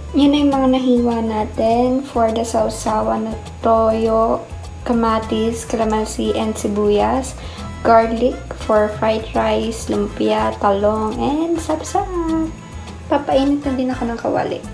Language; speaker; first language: Filipino; native; Filipino